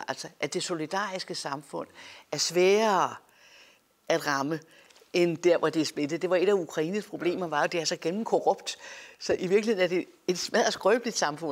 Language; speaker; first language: Danish; native; Danish